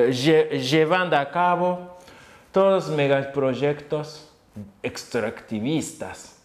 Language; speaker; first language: Spanish; non-native, fluent; Japanese